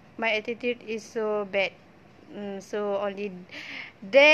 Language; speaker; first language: English; non-native, local second language; Malay